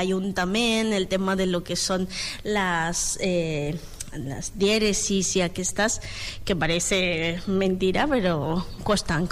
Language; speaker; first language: Catalan; non-native, local second language; Spanish